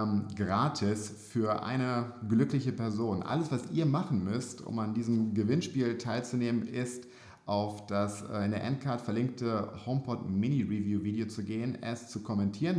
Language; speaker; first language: German; native; German